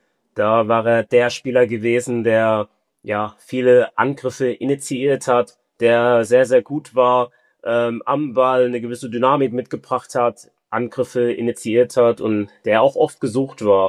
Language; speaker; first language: German; early bilingual, other home language; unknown